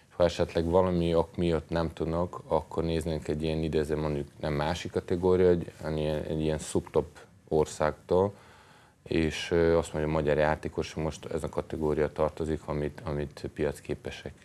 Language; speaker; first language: Hungarian; non-native, fluent; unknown